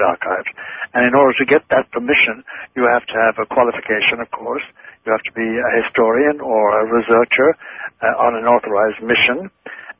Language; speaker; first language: English; non-native, local second language; Irish